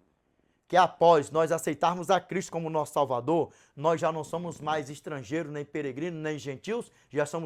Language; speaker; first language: Portuguese; native; Portuguese